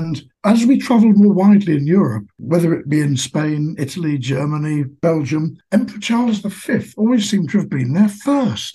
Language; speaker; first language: English; native; English